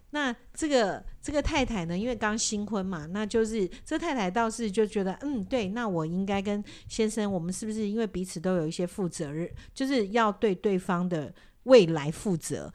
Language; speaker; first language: Chinese; native; Chinese